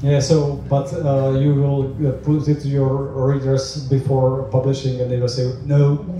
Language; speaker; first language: English; non-native, fluent; Czech